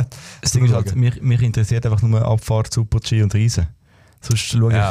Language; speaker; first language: German; native; German